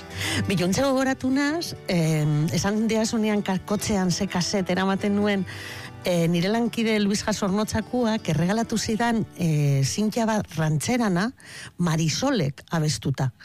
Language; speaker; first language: Basque; native; Basque